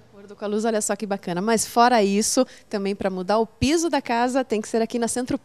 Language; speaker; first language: Portuguese; native; Portuguese